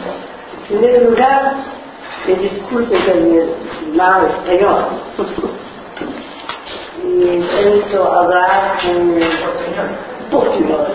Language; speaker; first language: Spanish; non-native, learner; Portuguese